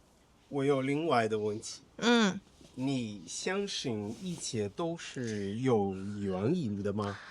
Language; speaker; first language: Chinese; non-native, learner; Portuguese